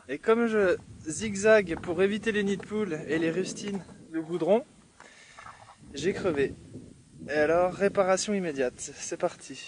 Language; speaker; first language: French; native; French